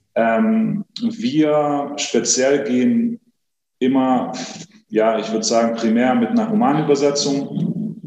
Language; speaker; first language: German; early bilingual, other home language; Greek